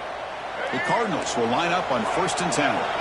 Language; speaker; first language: English; native; English